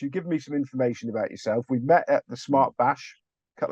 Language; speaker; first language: English; native; English